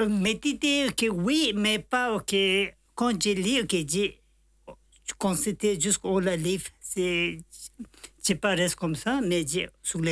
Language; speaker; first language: French; non-native, learner; Tibetan